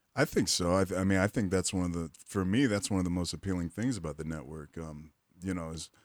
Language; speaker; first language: English; native; English